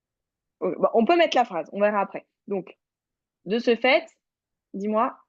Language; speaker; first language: French; native; French